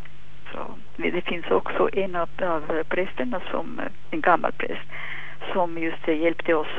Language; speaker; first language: Swedish; non-native, fluent; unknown